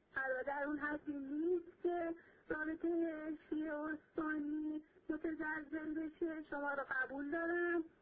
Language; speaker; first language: Persian; non-native, fluent; Arabic